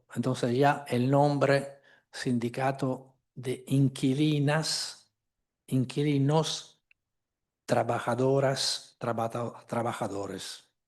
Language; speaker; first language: Spanish; non-native, fluent; Italian